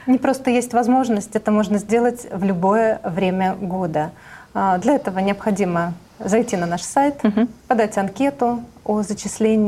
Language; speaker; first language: Russian; native; Russian